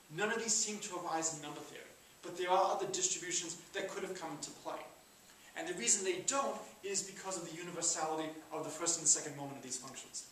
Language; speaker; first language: English; native; English